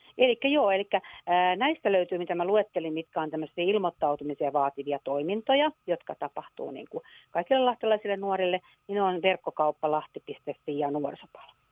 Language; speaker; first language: Finnish; native; Finnish